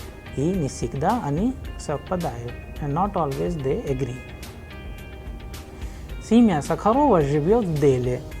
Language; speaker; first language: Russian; non-native, fluent; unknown